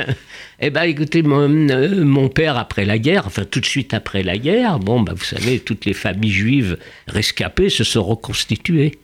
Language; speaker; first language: French; early bilingual, other home language; Yiddish